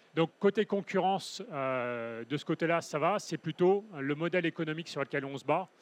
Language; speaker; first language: French; native; French